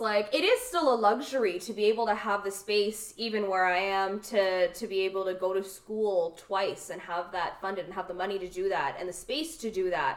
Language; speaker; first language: English; native; English